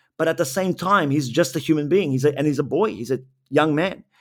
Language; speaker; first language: English; native; English